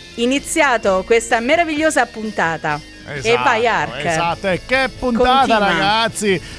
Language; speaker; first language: Italian; native; Italian